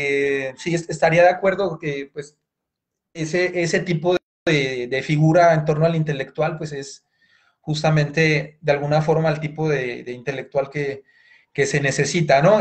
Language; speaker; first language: Spanish; native; Spanish